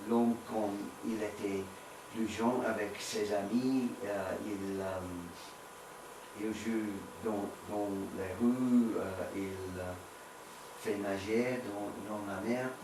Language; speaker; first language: French; non-native, learner; English